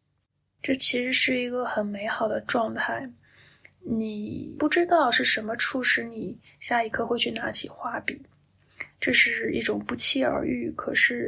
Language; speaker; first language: Chinese; native; Chinese